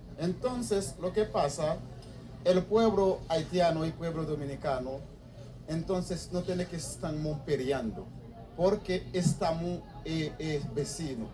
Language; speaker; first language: Spanish; non-native, learner; Haitian Creole